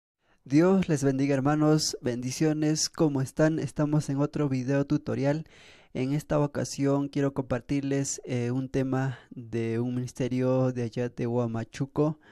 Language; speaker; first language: Spanish; native; Spanish